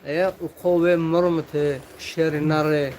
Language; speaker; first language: Russian; non-native, local second language; Tajik